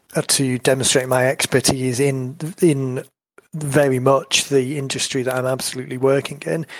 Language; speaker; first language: English; native; English